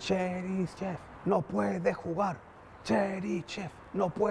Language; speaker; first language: Spanish; native; Spanish